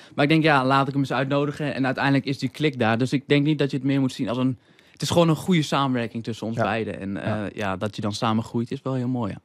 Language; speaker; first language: Dutch; native; Dutch